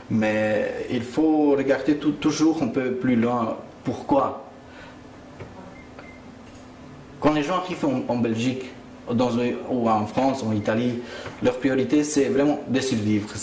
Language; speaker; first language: French; early bilingual, other home language; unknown